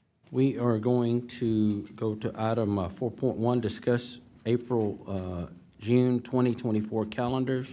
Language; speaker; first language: English; native; English